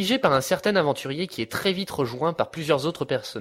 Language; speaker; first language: French; native; French